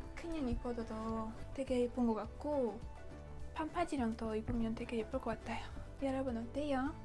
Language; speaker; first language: Korean; non-native, fluent; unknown